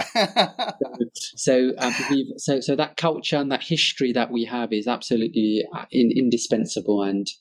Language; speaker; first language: English; early bilingual, other home language; Bangla